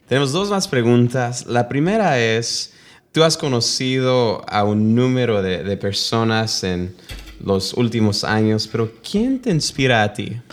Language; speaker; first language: Spanish; early bilingual, heritage; English